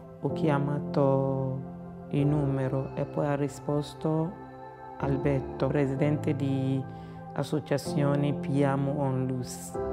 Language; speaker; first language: Italian; non-native, learner; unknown